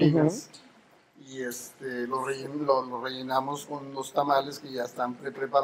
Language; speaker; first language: Spanish; native; Spanish